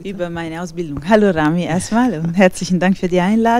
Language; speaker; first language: German; non-native, fluent; Italian